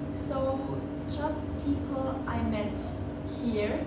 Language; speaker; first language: English; non-native, fluent; German